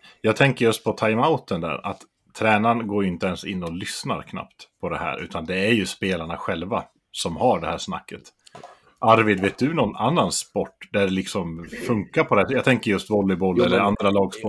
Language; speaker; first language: Swedish; native; Swedish